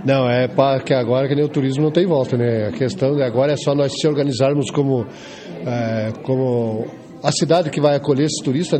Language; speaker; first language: Portuguese; native; Portuguese